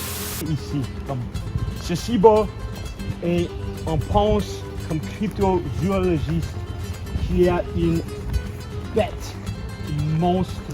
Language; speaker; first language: French; non-native, learner; English